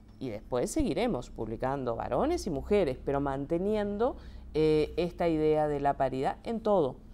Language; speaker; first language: Spanish; native; Spanish